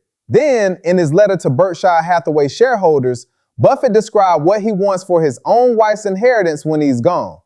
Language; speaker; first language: English; native; English